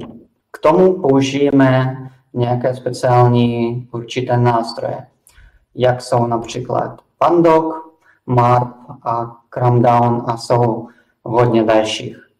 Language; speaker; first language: Czech; non-native, fluent; Russian